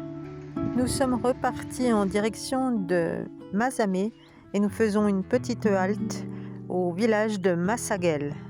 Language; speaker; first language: French; native; French